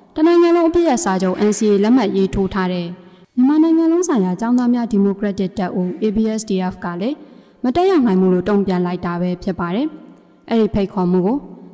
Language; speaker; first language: Burmese; native; Burmese